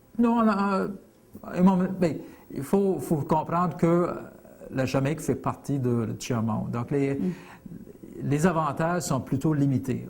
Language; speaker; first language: French; non-native, fluent; English